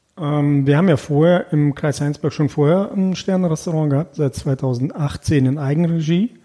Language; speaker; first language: German; early bilingual, other home language; Russian